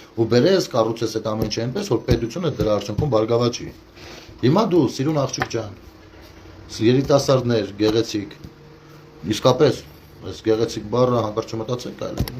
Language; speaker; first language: Armenian; native; Armenian